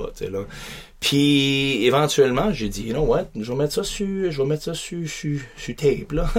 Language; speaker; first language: French; native; French